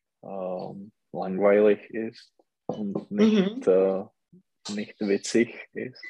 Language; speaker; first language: German; non-native, learner; Czech